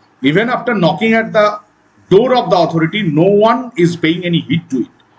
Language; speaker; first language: English; non-native, local second language; Bangla